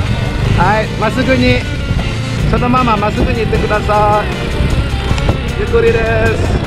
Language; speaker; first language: Japanese; non-native, fluent; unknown